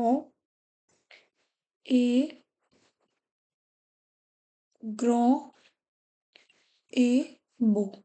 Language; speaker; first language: French; non-native, fluent; Hindi